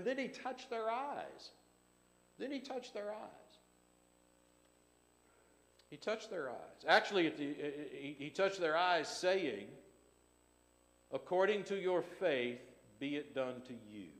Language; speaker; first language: English; native; English